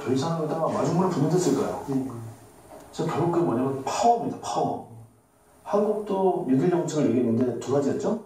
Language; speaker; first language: Korean; native; Korean